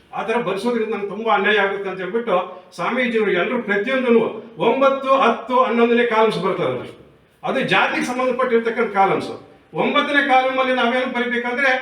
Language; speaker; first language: Kannada; native; Kannada